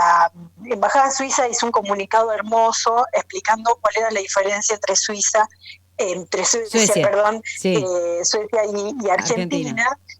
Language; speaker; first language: Spanish; native; Spanish